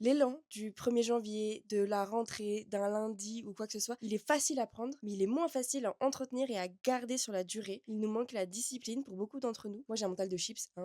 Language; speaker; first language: French; native; French